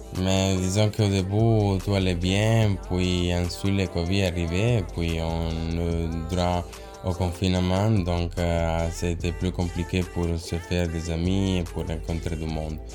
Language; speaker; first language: French; non-native, learner; Italian